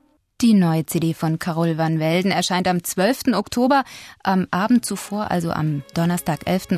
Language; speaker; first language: German; native; German